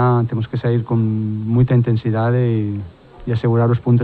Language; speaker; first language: Portuguese; non-native, fluent; Spanish